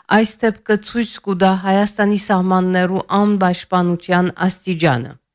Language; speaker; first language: Armenian; early bilingual, heritage; Armenian